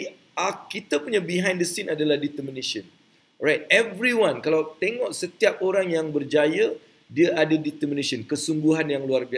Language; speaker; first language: Malay; native; Malay